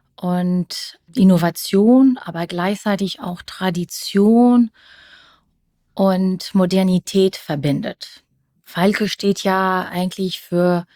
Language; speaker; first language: German; early bilingual, other home language; French